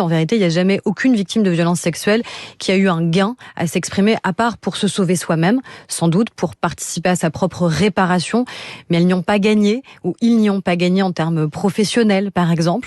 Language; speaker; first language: French; native; French